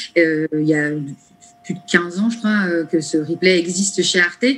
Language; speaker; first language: French; native; French